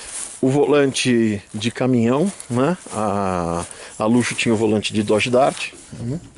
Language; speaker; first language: Portuguese; native; Portuguese